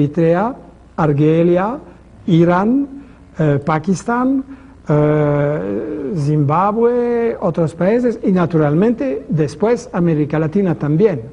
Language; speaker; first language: Spanish; non-native, fluent; French